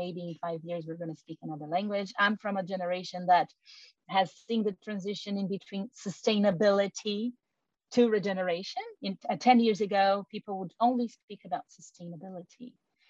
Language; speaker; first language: English; non-native, fluent; Portuguese